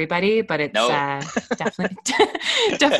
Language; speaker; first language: English; native; English